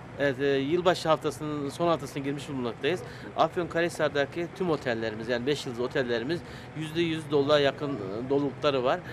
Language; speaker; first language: Turkish; native; Turkish